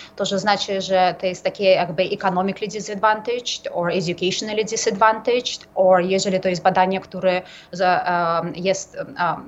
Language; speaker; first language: Polish; non-native, fluent; Ukrainian